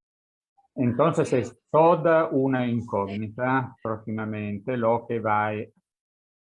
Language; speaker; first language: Spanish; non-native, fluent; Italian